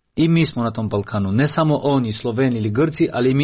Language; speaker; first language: Croatian; non-native, fluent; Albanian